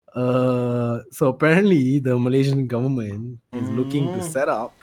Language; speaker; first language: English; non-native, local second language; Tamil